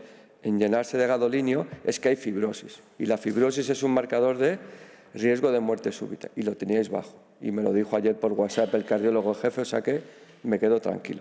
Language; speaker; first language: Spanish; native; Spanish